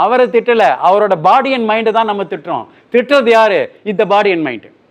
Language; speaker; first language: Tamil; native; Tamil